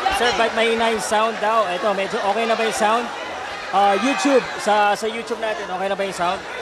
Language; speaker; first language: Filipino; non-native, local second language; Cebuano